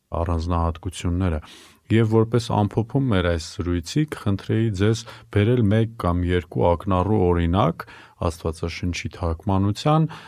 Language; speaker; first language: Armenian; native; Armenian